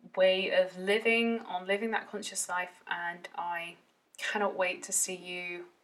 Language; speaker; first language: English; early bilingual, heritage; Dutch